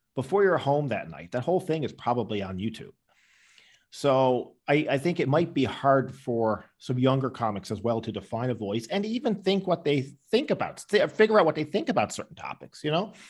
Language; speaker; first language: English; native; English